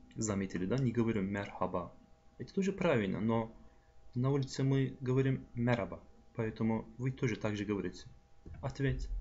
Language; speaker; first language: Russian; non-native, fluent; Turkish